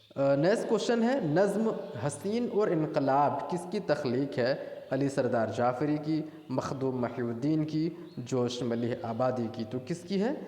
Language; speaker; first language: Urdu; native; Urdu